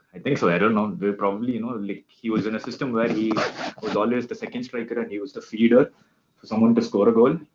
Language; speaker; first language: English; non-native, local second language; Tamil